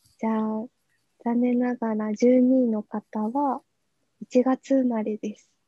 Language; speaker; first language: Japanese; native; Japanese